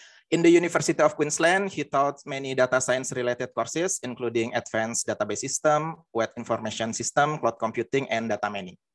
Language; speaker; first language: English; non-native, fluent; Indonesian